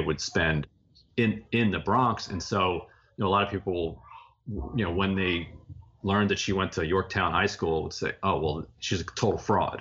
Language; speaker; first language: English; native; English